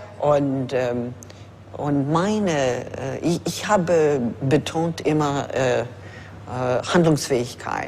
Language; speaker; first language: German; non-native, fluent; English